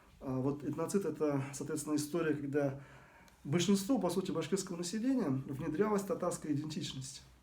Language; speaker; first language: Russian; non-native, local second language; Bashkir